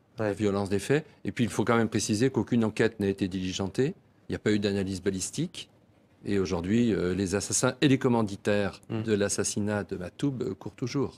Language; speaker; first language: French; native; French